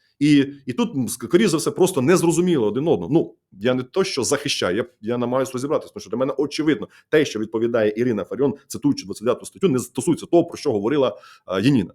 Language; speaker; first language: Ukrainian; native; Ukrainian